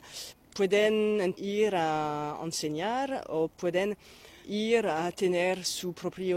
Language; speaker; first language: Spanish; non-native, fluent; French